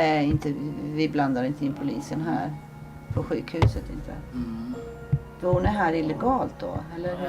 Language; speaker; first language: Swedish; native; Swedish